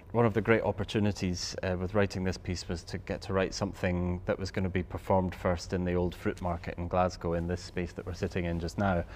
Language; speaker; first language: English; native; English